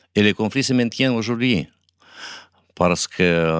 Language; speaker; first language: French; non-native, fluent; Romanian